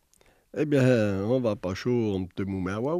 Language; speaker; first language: French; native; French